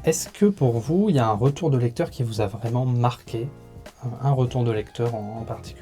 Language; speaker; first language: French; native; French